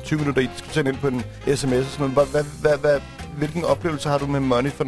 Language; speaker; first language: Danish; native; Danish